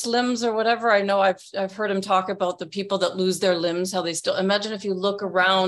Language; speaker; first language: English; native; English